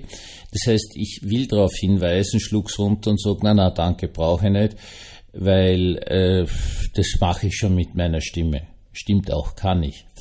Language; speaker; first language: German; native; German